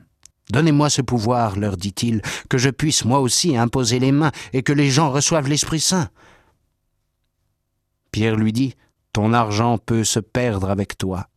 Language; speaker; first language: French; native; French